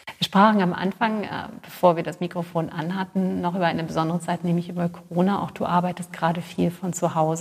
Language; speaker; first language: German; native; German